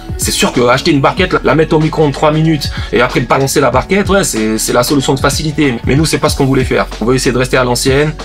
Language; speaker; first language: French; native; French